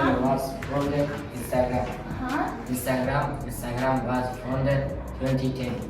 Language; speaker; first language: English; non-native, learner; Kazakh